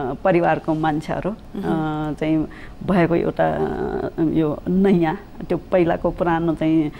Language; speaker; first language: Nepali; non-native, local second language; Newari